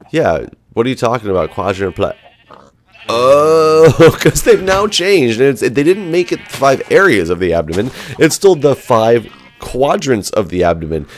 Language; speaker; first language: English; native; English